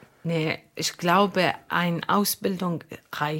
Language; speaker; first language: German; non-native, fluent; Arabic